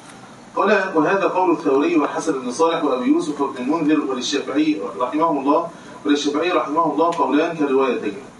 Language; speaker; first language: Arabic; native; Arabic